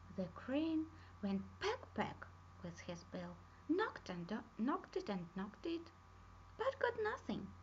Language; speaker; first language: English; non-native, fluent; Russian